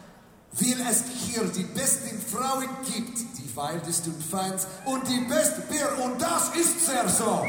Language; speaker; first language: German; non-native, learner; English